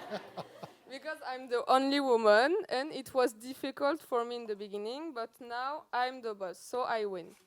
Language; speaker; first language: English; non-native, learner; Persian